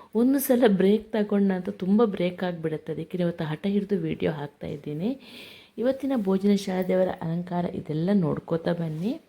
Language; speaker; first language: Kannada; non-native, local second language; Tulu